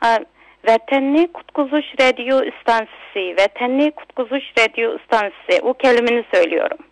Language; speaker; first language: Turkish; non-native, local second language; Uyghur